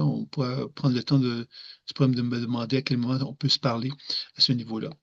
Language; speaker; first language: French; native; French